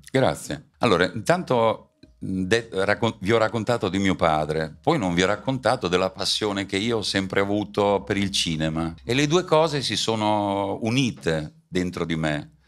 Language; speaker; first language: Italian; native; Italian